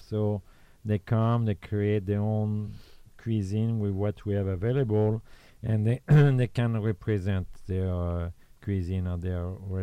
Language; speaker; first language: English; non-native, fluent; French